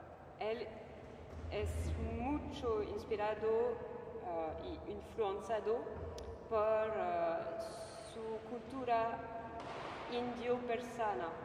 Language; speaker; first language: Spanish; non-native, fluent; French